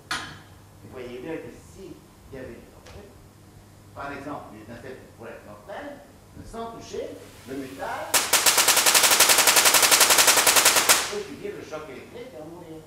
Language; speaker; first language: French; native; French